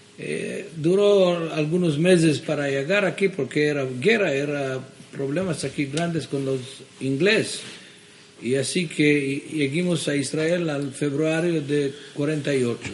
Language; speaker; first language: Spanish; early bilingual, heritage; Spanish